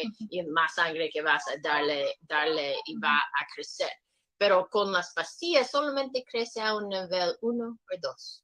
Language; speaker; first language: Spanish; non-native, learner; English